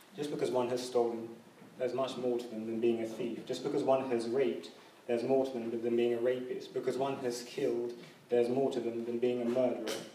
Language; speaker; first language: English; native; English